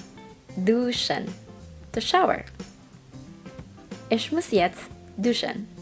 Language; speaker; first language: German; non-native, fluent; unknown